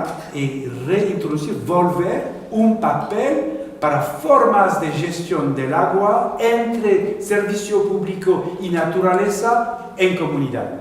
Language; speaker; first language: Spanish; non-native, fluent; French